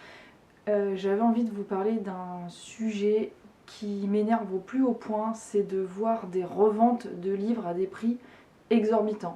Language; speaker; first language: French; native; French